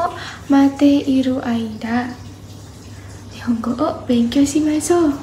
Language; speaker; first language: Japanese; non-native, learner; Indonesian